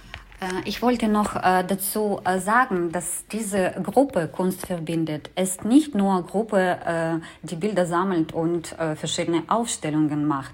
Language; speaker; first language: German; non-native, fluent; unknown